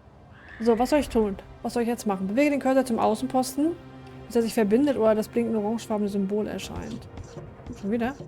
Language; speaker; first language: German; native; German